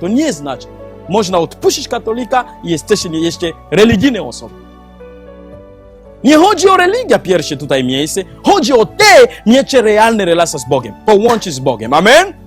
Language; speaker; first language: Polish; non-native, learner; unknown